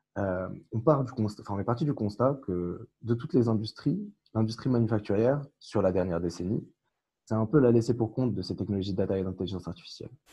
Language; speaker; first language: French; non-native, local second language; Arabic